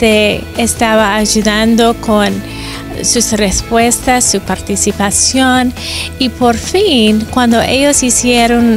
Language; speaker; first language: Spanish; non-native, fluent; English